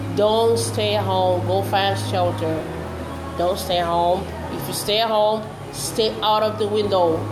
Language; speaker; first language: English; non-native, learner; Portuguese